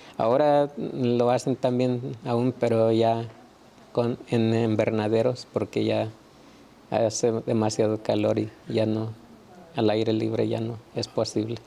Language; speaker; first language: Spanish; native; Spanish